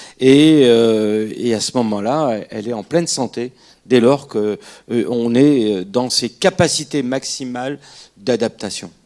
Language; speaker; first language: French; native; French